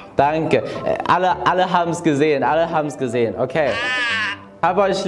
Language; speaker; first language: German; non-native, learner; Thai